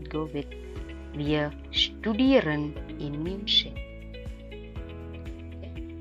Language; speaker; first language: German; non-native, fluent; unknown